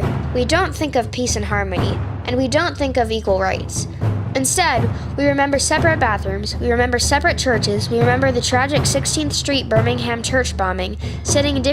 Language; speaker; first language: English; native; English